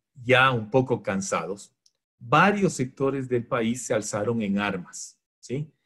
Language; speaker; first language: Spanish; native; Spanish